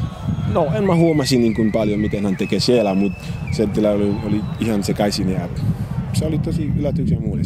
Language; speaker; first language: Finnish; non-native, learner; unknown